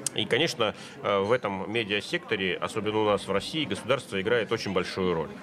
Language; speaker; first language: Russian; native; Russian